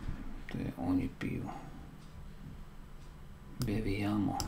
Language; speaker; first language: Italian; non-native, learner; Slovak